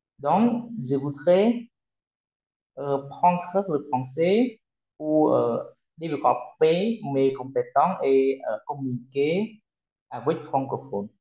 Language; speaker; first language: French; non-native, learner; Khmer